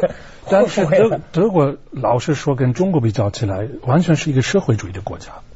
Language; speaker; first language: Chinese; non-native, fluent; German